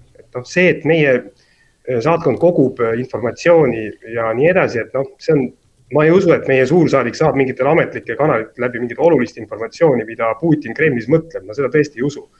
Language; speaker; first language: Estonian; native; Estonian